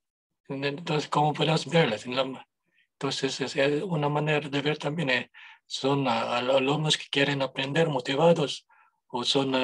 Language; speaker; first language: Spanish; non-native, fluent; English